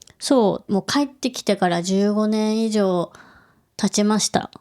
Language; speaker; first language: Japanese; native; Japanese